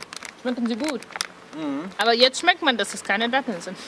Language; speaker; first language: German; non-native, fluent; Russian